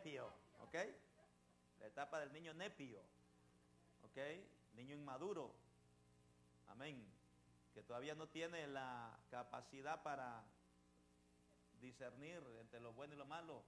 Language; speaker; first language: Spanish; native; Spanish